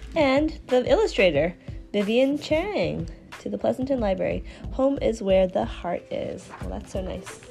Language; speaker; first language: English; non-native, fluent; Chinese